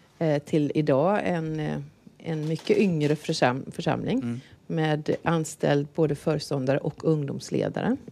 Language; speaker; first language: Swedish; native; Swedish